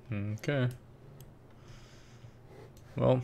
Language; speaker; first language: English; native; English